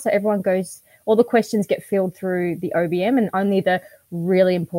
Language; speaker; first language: English; native; English